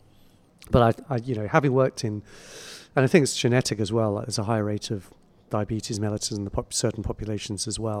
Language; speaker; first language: English; native; English